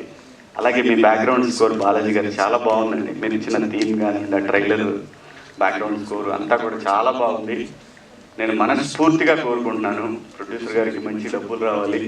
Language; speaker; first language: Telugu; native; Telugu